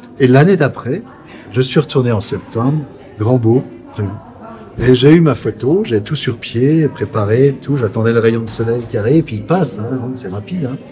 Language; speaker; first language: French; native; French